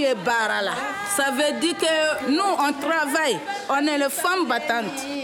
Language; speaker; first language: French; non-native, local second language; Bambara